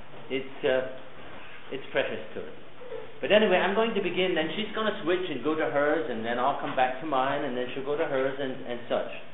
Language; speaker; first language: English; early bilingual, other home language; Pennsylvania German